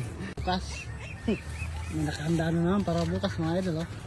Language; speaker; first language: Filipino; native; Filipino